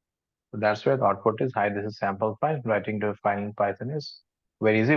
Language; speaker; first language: English; non-native, local second language; Hindi